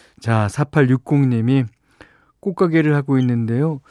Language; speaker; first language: Korean; native; Korean